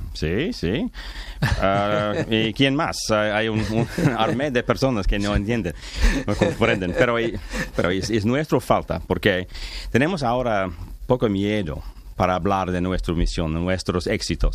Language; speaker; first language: Spanish; non-native, learner; English